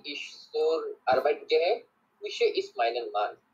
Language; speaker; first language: German; non-native, learner; Bangla